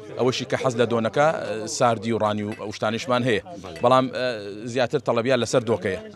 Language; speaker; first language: Central Kurdish; native; Central Kurdish